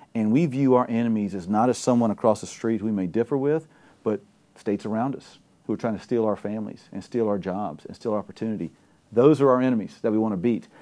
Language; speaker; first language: English; native; English